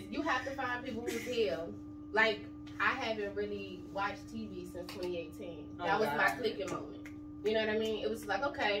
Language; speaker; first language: English; native; English